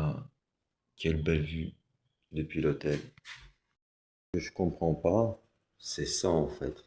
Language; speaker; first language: French; native; French